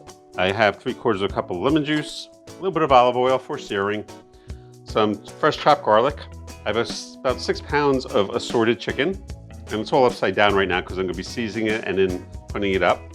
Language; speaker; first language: English; native; English